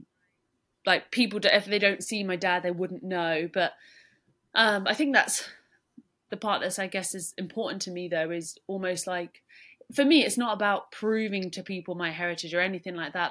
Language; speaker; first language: English; native; English